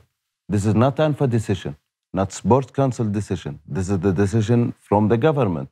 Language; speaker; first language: English; non-native, learner; Arabic